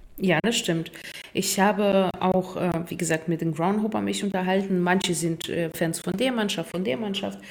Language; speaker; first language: German; non-native, fluent; Russian